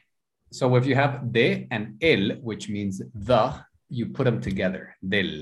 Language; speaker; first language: English; non-native, fluent; Spanish